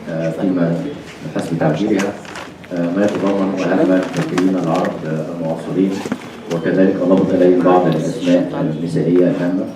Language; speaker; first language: Arabic; native; Arabic